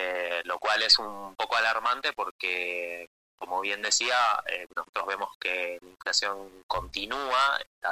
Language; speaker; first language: Spanish; native; Spanish